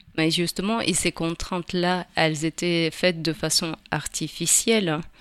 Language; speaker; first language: French; non-native, fluent; Ukrainian